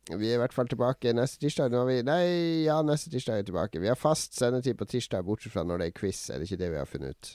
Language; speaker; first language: Norwegian; native; Norwegian